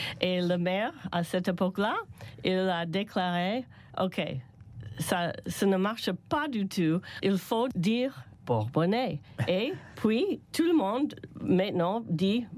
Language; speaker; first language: French; non-native, learner; English